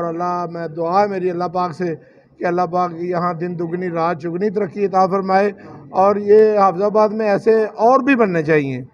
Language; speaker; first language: Urdu; non-native, local second language; Punjabi